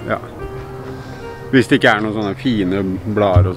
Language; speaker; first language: Norwegian; native; Norwegian